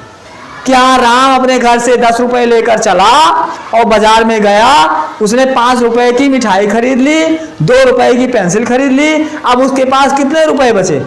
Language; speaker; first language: Hindi; native; Hindi